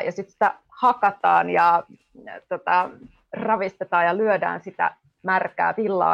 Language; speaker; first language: Finnish; non-native, fluent; Polish